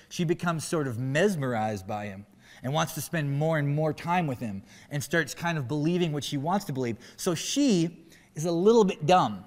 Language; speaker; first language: English; native; English